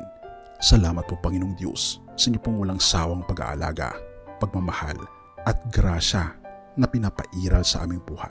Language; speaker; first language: Filipino; native; Filipino